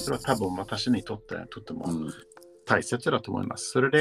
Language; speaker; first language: Japanese; non-native, learner; Swedish